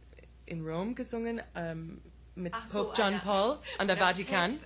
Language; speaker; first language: German; non-native, fluent; English